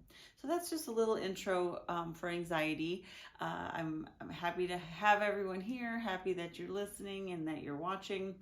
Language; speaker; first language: English; native; English